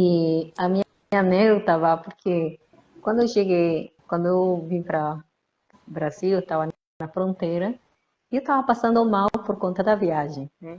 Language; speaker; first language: Portuguese; non-native, fluent; Spanish